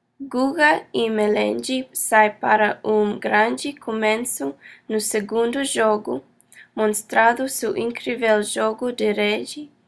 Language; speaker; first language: Portuguese; non-native, learner; English